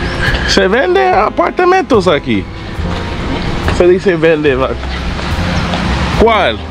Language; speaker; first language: Spanish; non-native, learner; English